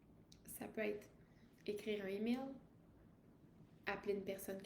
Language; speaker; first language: French; native; French